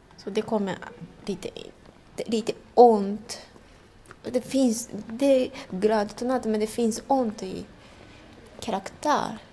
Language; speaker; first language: Swedish; non-native, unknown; Japanese